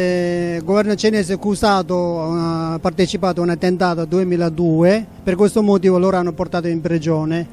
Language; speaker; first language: Italian; non-native, learner; Tibetan